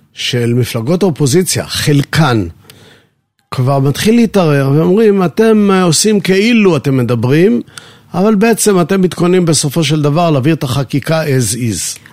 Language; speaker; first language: Hebrew; native; Hebrew